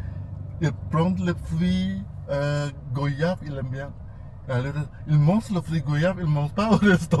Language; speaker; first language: French; non-native, learner; Indonesian